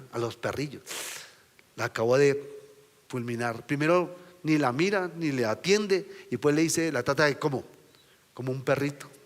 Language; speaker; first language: Spanish; native; Spanish